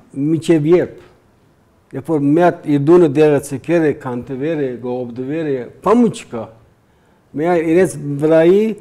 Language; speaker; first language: Armenian; early bilingual, heritage; Armenian